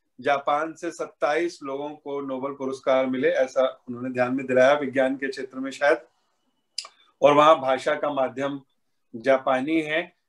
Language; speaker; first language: Hindi; native; Hindi